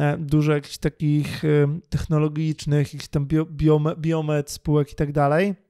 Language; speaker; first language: Polish; native; Polish